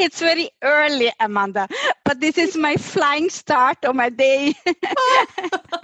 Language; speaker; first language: English; non-native, fluent; Italian